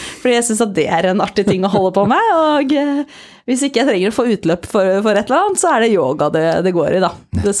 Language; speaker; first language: Norwegian; native; Norwegian